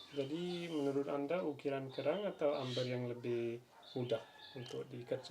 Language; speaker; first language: Indonesian; non-native, fluent; English